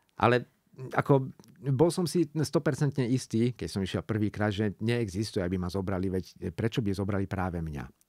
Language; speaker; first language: Slovak; non-native, local second language; Hungarian